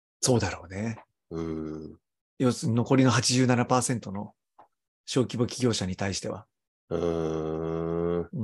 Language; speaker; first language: Japanese; native; Japanese